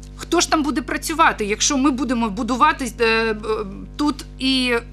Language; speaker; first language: Ukrainian; native; Ukrainian